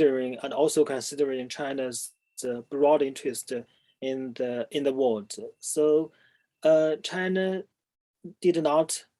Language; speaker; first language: English; non-native, fluent; Chinese